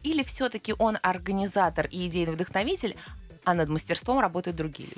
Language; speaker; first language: Russian; native; Russian